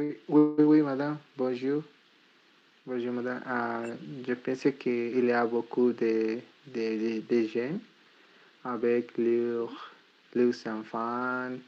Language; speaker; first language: French; non-native, learner; Spanish